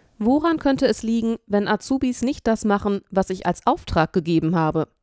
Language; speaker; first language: German; native; German